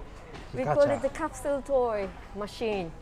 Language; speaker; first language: English; non-native, fluent; Japanese